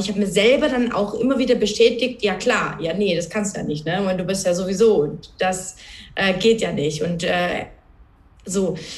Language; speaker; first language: German; early bilingual, other home language; Serbian